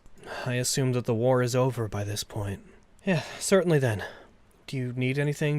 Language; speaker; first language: English; native; English